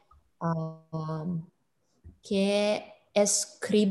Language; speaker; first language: Spanish; non-native, learner; English